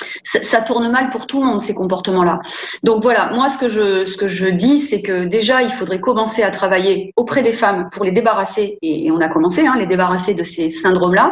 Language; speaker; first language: French; native; French